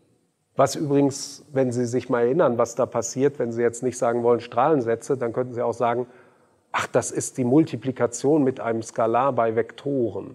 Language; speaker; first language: German; native; German